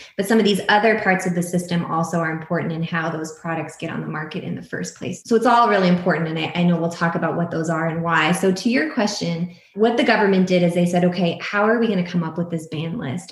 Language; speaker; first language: English; native; English